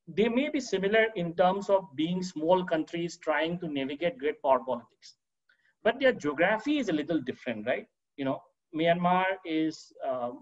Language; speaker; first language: English; non-native, local second language; Manipuri